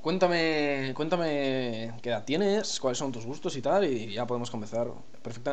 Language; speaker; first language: Spanish; native; Spanish